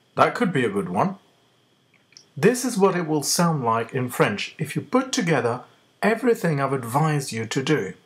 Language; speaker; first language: English; native; English